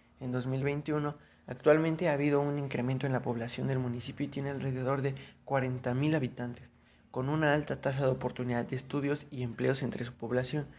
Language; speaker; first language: Spanish; native; Spanish